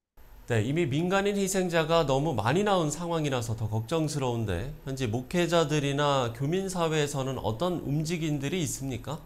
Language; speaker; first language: Korean; native; Korean